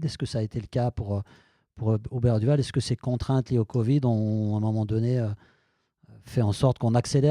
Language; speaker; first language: French; native; French